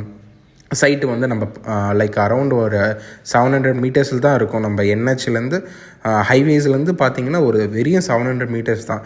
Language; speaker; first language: Tamil; native; Tamil